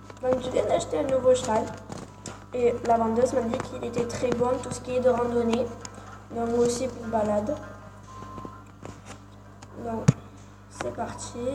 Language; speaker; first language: French; native; French